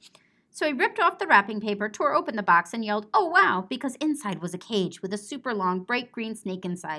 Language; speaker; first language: English; native; English